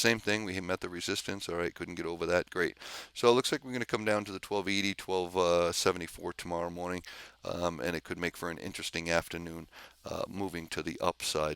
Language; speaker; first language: English; native; English